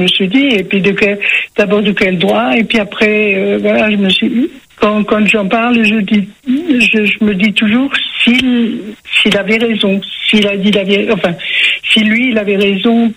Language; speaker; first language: French; native; French